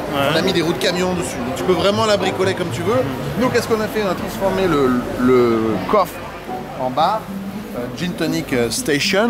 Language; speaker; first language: French; native; French